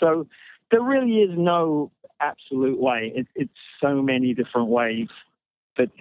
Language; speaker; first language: English; native; English